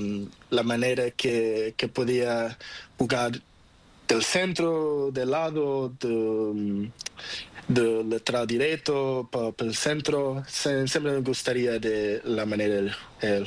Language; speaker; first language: Spanish; non-native, learner; Portuguese